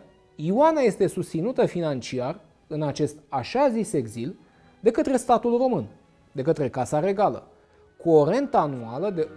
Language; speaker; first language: Romanian; native; Romanian